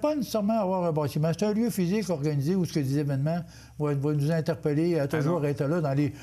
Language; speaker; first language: French; native; French